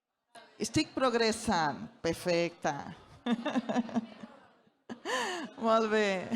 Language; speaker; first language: Catalan; non-native, learner; Portuguese